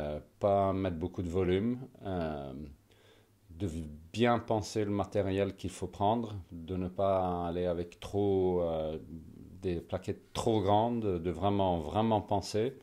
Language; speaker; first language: French; non-native, fluent; Swedish